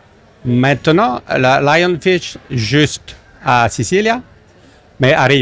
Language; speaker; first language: Italian; non-native, learner; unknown